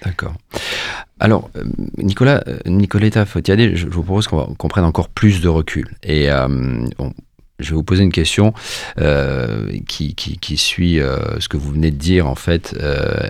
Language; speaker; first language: French; native; French